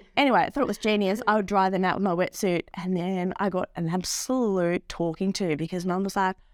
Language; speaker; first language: English; native; English